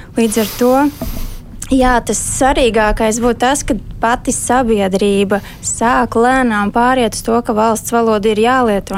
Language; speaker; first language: Latvian; native; Latvian